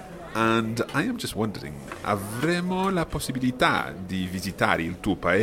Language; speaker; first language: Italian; non-native, fluent; English